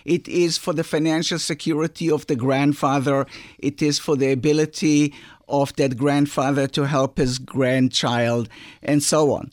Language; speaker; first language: English; non-native, fluent; Hebrew